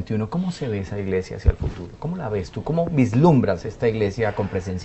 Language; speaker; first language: Spanish; native; Spanish